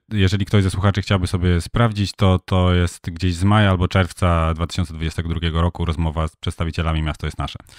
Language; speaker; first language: Polish; native; Polish